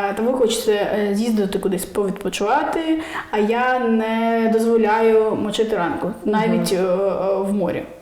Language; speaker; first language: Ukrainian; non-native, local second language; Russian